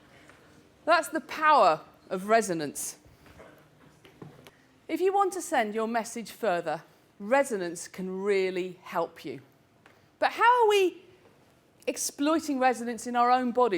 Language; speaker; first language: English; native; English